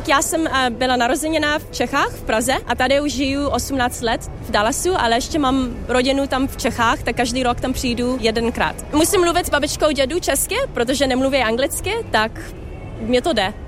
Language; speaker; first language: Czech; early bilingual, heritage; English